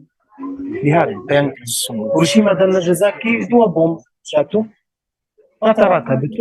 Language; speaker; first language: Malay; non-native, learner; Arabic